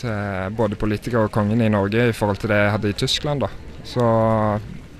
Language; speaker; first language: Norwegian; early bilingual, other home language; German